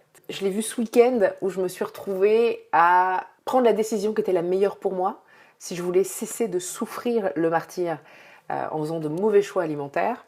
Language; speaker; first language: French; native; French